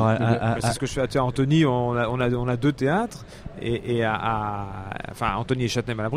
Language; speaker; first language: French; native; French